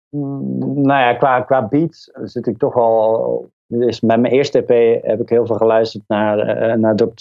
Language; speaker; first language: Dutch; native; Dutch